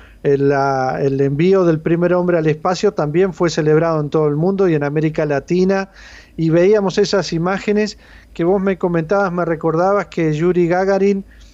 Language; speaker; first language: Spanish; native; Spanish